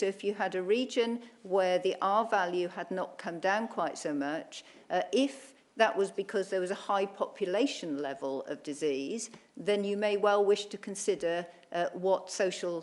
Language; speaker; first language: English; native; English